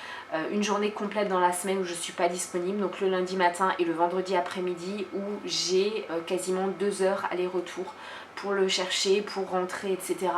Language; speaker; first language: French; native; French